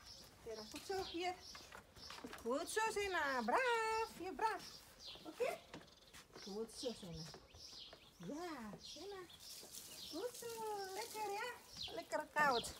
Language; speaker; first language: Dutch; non-native, learner; Indonesian